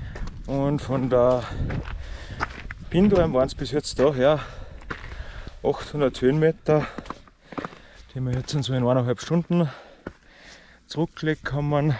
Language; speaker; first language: German; native; German